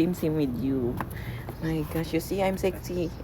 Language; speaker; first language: English; non-native, learner; Filipino